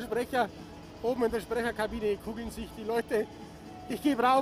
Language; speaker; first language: German; native; German